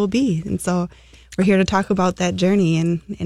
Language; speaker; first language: English; native; English